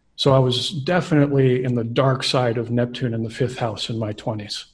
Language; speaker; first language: English; native; English